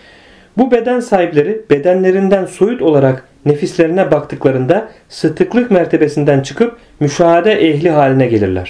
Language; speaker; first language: Turkish; native; Turkish